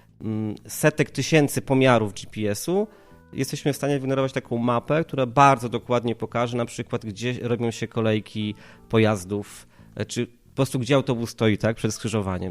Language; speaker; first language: Polish; native; Polish